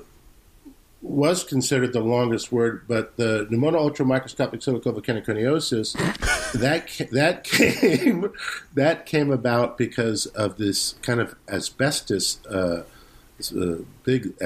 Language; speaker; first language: English; native; English